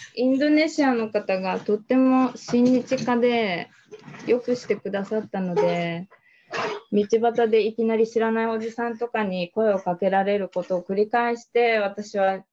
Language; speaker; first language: Japanese; native; Japanese